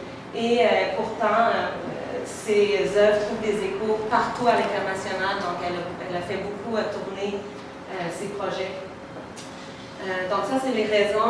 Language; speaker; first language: French; native; French